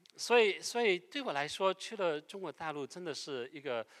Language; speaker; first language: Chinese; non-native, fluent; French